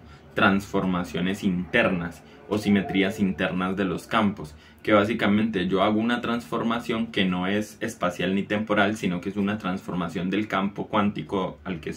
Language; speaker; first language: Spanish; native; Spanish